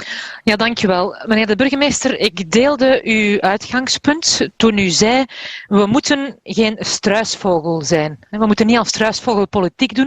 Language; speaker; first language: Dutch; native; Dutch